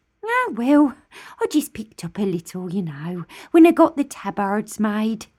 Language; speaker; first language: English; native; English